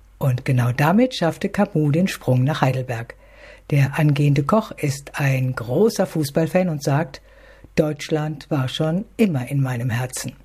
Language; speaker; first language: German; native; German